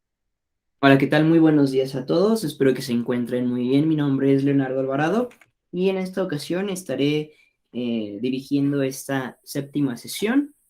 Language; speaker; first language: Spanish; native; Spanish